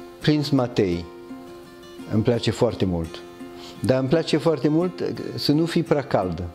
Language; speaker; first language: Romanian; early bilingual, heritage; French